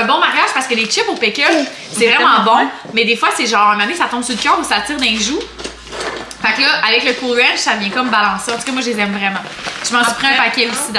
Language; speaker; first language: French; native; French